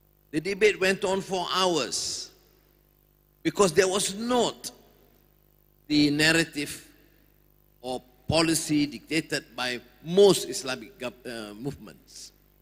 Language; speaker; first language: English; non-native, local second language; Malay